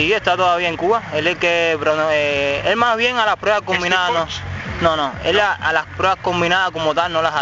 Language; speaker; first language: Spanish; native; Spanish